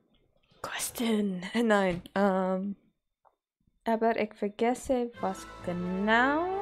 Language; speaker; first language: German; non-native, learner; English